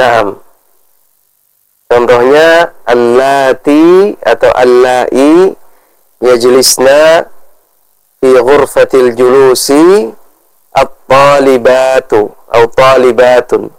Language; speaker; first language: Arabic; non-native, fluent; Indonesian